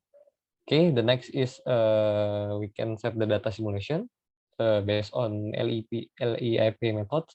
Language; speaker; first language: English; non-native, learner; Indonesian